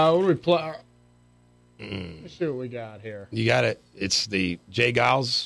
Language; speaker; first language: English; native; English